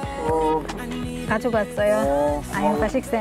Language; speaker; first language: Korean; non-native, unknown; Filipino